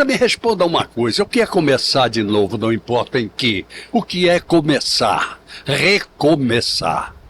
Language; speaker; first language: Portuguese; native; Portuguese